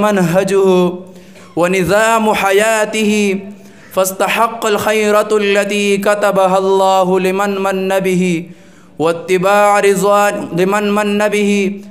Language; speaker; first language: Arabic; non-native, fluent; Urdu